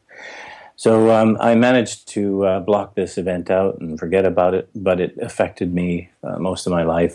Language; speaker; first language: English; native; English